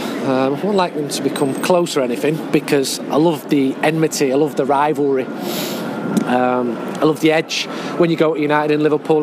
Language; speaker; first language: English; native; English